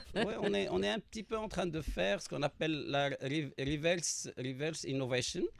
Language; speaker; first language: French; non-native, local second language; Arabic